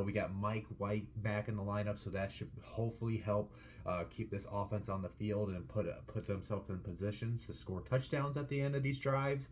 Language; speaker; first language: English; native; English